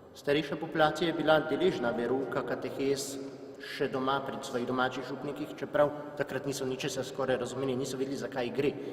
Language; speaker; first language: Slovenian; non-native, fluent; Czech